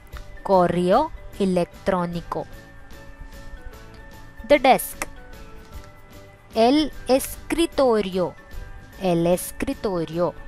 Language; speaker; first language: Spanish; non-native, fluent; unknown